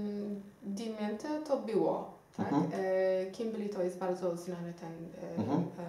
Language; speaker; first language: Polish; non-native, learner; Xhosa